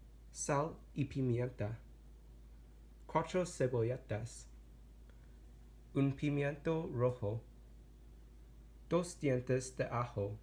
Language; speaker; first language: Spanish; non-native, learner; English